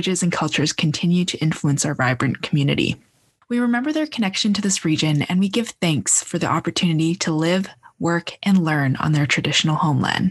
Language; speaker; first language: English; native; English